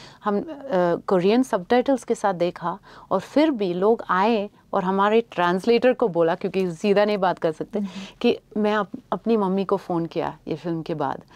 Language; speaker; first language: Hindi; non-native, fluent; English